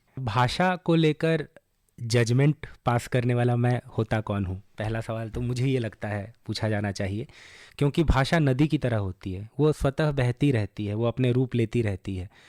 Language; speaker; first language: Hindi; non-native, local second language; Bangla